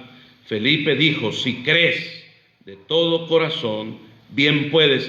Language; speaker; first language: Spanish; native; Spanish